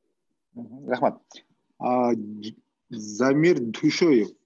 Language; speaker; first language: Kyrgyz; non-native, local second language; Russian